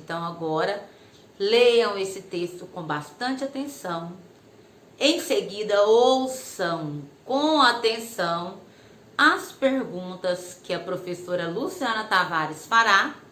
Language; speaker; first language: Portuguese; native; Portuguese